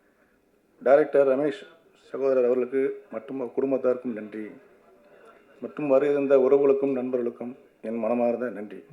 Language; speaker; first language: Tamil; native; Tamil